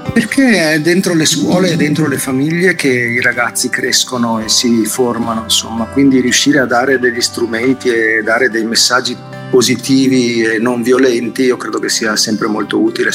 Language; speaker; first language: Italian; native; Italian